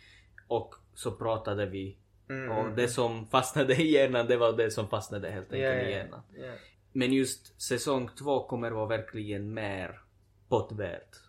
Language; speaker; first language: Swedish; early bilingual, other home language; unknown